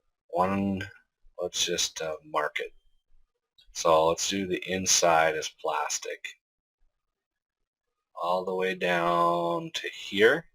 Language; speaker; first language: English; native; English